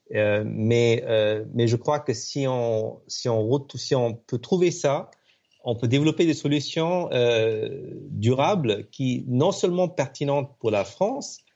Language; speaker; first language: French; non-native, fluent; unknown